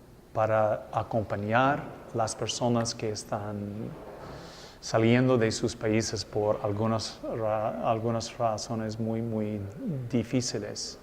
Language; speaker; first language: Spanish; non-native, fluent; English